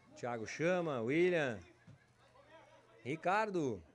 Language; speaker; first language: Portuguese; native; Portuguese